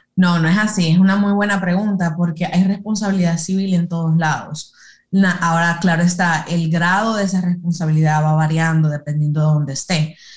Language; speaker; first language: Spanish; early bilingual, heritage; Spanish